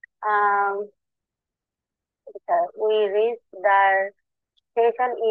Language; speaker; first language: English; non-native, learner; Bangla